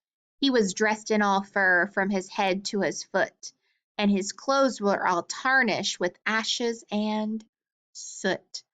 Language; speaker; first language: English; native; English